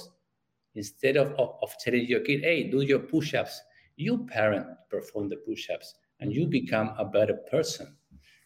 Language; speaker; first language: English; non-native, fluent; Spanish